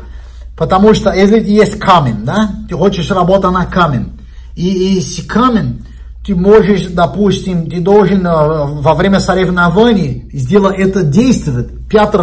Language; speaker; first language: Russian; non-native, learner; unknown